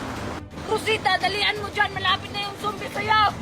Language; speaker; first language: Filipino; native; Filipino